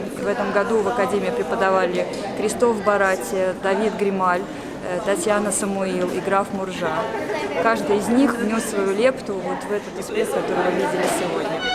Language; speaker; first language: Russian; native; Russian